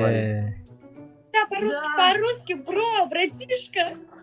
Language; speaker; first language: Russian; early bilingual, heritage; Russian